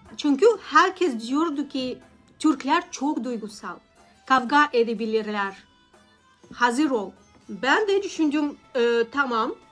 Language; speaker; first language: Turkish; non-native, learner; Russian